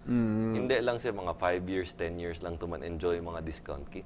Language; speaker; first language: Filipino; non-native, local second language; Chavacano